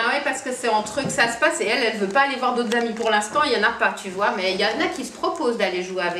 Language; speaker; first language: French; native; French